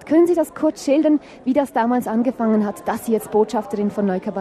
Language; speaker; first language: German; native; German